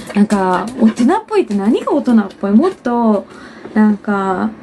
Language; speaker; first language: Japanese; non-native, fluent; Urdu